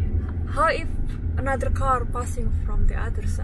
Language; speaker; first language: English; non-native, fluent; Indonesian